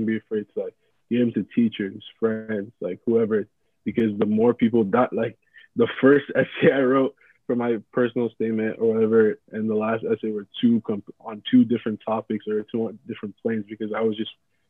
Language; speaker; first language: English; non-native, local second language; Yoruba